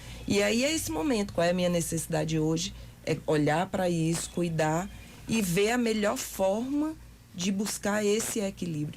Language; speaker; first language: Portuguese; native; Portuguese